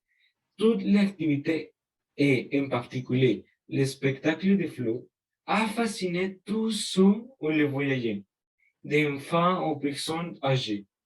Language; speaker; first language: French; non-native, learner; Spanish